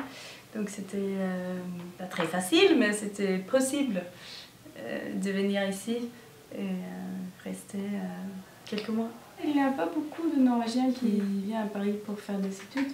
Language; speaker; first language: French; non-native, fluent; Norwegian